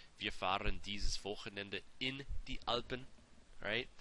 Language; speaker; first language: German; non-native, fluent; English